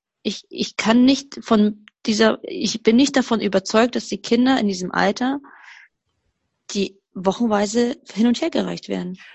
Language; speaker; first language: German; native; German